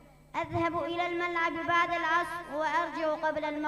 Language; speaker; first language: Arabic; non-native, learner; Pashto